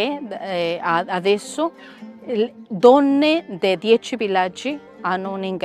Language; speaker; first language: Italian; non-native, learner; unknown